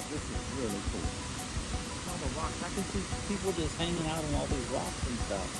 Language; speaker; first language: English; native; English